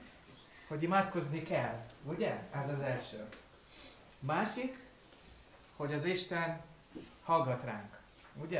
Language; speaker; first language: Hungarian; non-native, learner; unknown